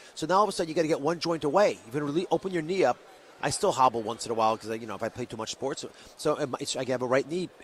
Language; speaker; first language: English; native; English